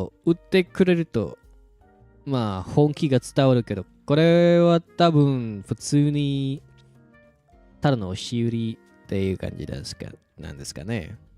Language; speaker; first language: Japanese; non-native, fluent; Indonesian